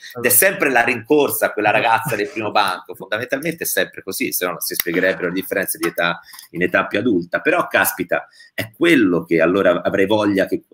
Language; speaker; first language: Italian; native; Italian